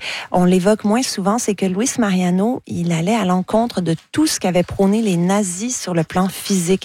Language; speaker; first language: French; native; French